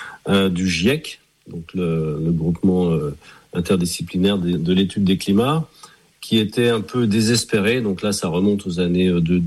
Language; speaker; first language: French; native; French